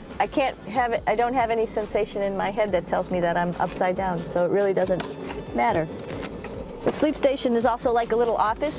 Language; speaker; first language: English; native; English